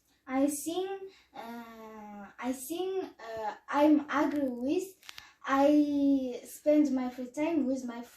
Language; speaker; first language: English; non-native, learner; Kazakh